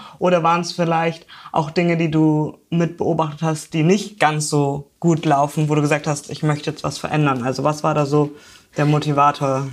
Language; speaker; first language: German; native; German